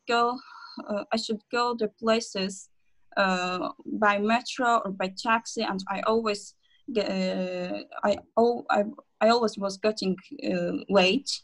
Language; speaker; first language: English; non-native, learner; Azerbaijani